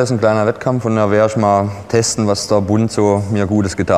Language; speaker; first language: German; native; German